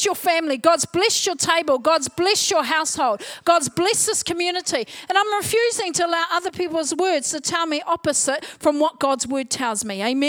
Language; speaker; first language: English; native; English